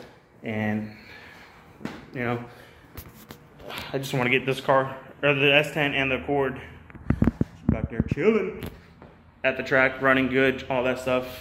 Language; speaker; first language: English; native; English